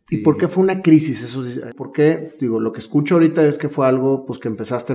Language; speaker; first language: Spanish; native; Spanish